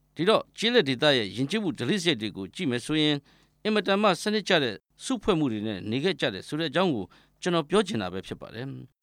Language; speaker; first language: Burmese; native; Burmese